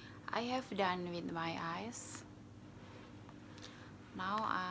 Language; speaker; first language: English; non-native, learner; Indonesian